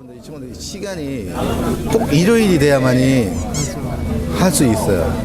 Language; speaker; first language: Korean; non-native, fluent; Burmese